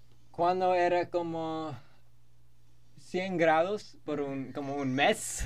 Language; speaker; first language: Spanish; non-native, learner; English